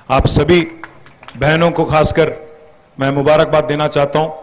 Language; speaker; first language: Hindi; non-native, local second language; Telugu